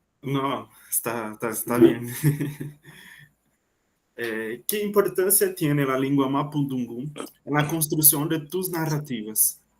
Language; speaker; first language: Spanish; non-native, learner; Portuguese